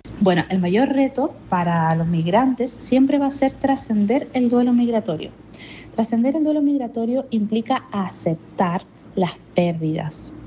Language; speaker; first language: Spanish; native; Spanish